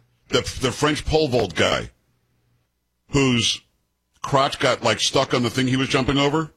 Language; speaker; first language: English; native; English